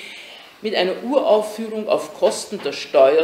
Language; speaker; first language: German; native; German